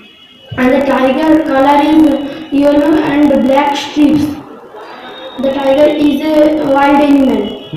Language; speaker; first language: English; non-native, learner; Bangla